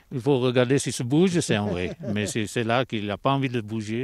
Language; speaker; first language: French; non-native, local second language; Italian